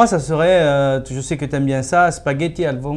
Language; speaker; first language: French; native; French